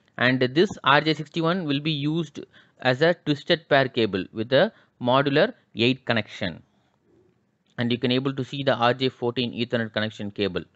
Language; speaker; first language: English; non-native, local second language; Tamil